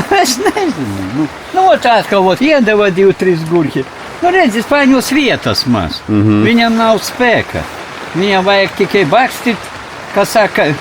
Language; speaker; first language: Latvian; non-native, local second language; Russian